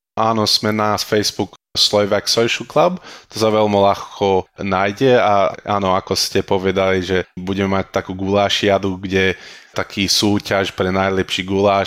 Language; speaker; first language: Slovak; early bilingual, heritage; Slovak